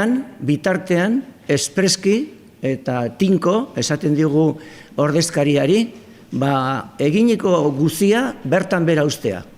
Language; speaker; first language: Basque; non-native, local second language; Spanish